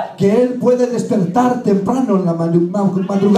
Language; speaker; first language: Spanish; early bilingual, heritage; Spanish